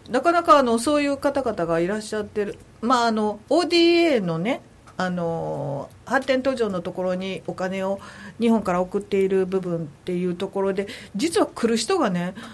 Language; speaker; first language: Japanese; native; Japanese